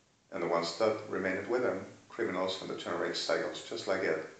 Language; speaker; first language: English; non-native, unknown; Spanish